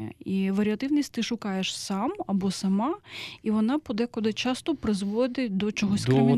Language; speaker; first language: Ukrainian; native; Ukrainian